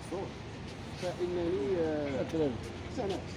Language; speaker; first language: Arabic; native; Arabic